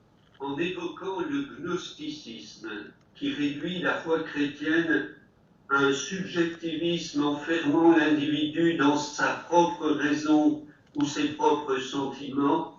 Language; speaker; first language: French; native; French